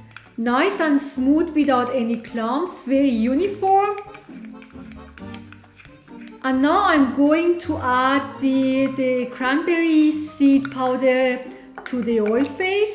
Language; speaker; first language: English; non-native, fluent; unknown